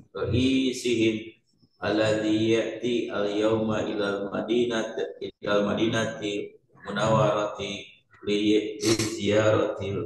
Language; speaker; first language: Arabic; non-native, learner; Indonesian